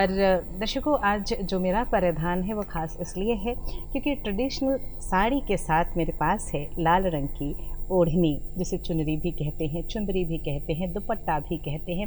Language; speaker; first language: Hindi; native; Hindi